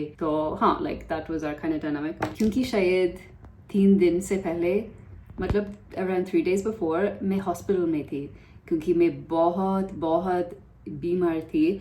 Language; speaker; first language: Hindi; non-native, learner; English